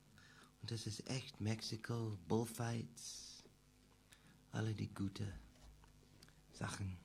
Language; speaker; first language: German; non-native, learner; English